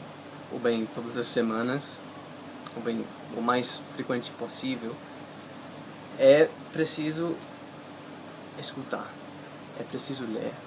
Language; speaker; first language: Portuguese; non-native, fluent; English